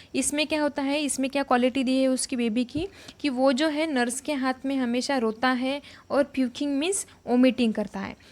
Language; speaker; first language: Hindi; non-native, local second language; Marathi